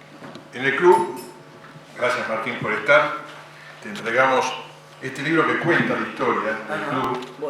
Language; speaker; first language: Spanish; native; Spanish